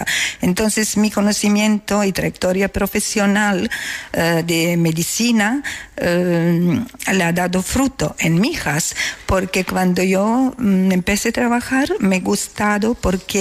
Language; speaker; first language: Spanish; non-native, fluent; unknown